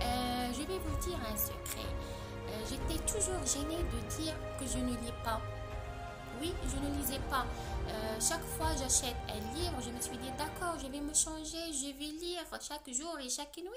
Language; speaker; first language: French; non-native, local second language; Arabic